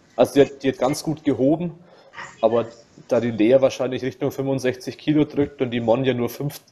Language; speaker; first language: German; non-native, fluent; Russian